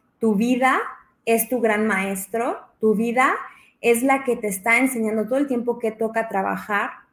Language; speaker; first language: Spanish; early bilingual, heritage; Spanish